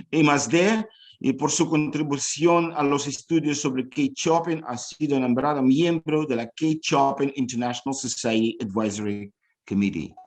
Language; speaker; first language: Spanish; non-native, fluent; Ukrainian